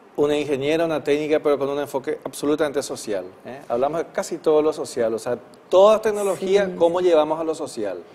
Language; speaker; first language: Spanish; native; Spanish